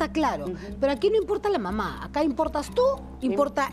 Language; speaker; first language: Spanish; native; Spanish